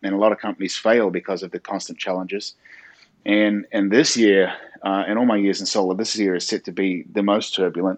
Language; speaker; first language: English; native; English